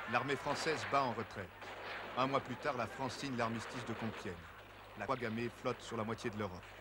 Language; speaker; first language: French; native; French